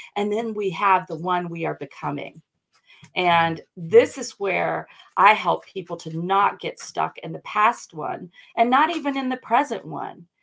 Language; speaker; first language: English; native; English